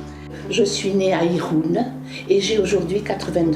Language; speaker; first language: French; early bilingual, other home language; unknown